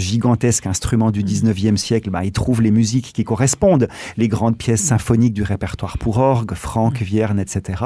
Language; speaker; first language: French; native; French